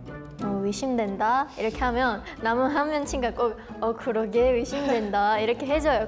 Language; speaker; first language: Korean; non-native, fluent; Japanese